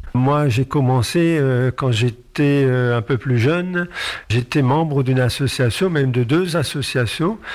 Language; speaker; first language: French; native; French